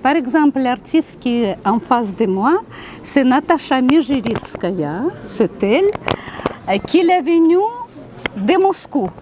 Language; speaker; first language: French; non-native, fluent; Russian